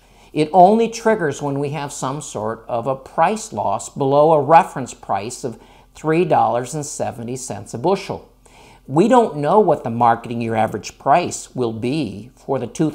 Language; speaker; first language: English; native; English